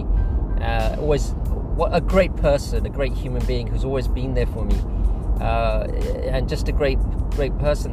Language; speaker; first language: English; native; English